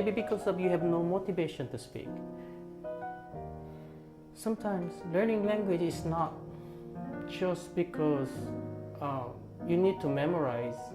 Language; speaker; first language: English; non-native, fluent; Korean